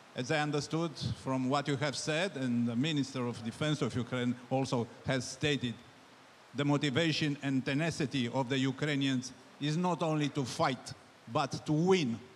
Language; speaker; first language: English; non-native, fluent; Romanian